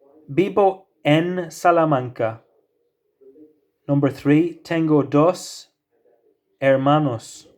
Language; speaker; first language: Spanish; non-native, fluent; English